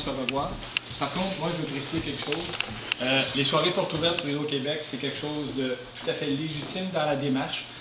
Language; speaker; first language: French; native; French